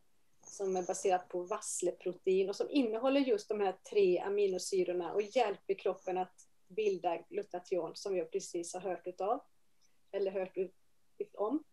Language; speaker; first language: Swedish; native; Swedish